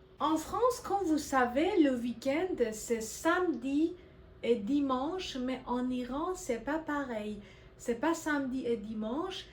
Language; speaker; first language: French; non-native, fluent; Persian